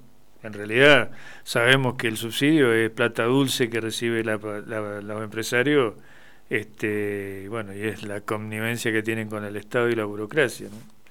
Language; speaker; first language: Spanish; native; Spanish